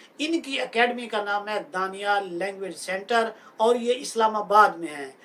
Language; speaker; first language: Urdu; native; Urdu